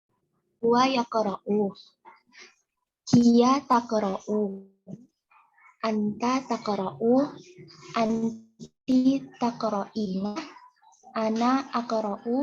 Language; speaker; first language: Arabic; non-native, learner; Indonesian